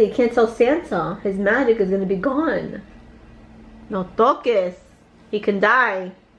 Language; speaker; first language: English; early bilingual, other home language; Spanish